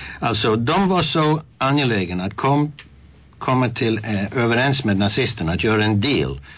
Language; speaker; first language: Swedish; non-native, fluent; English